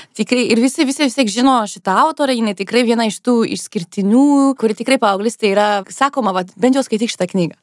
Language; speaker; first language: Lithuanian; non-native, fluent; French